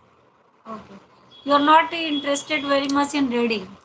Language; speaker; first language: English; non-native, learner; Hindi